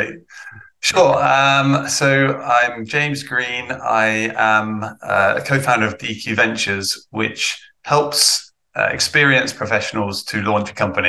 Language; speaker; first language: English; native; English